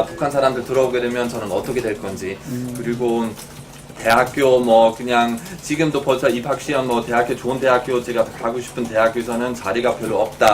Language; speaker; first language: Korean; non-native, fluent; German